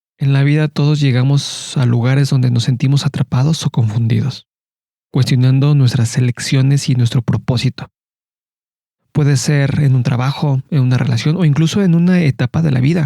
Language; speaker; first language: Spanish; native; Spanish